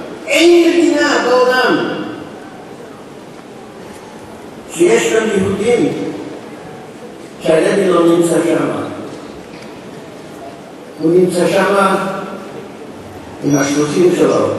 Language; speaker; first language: Hebrew; non-native, fluent; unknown